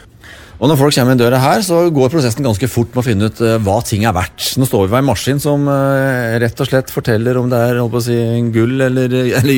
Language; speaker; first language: Norwegian; native; Norwegian